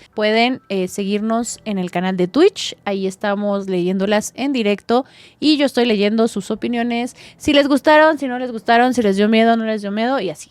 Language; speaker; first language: Spanish; native; Spanish